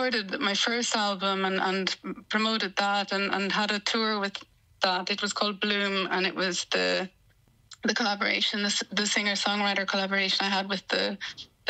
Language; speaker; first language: English; native; English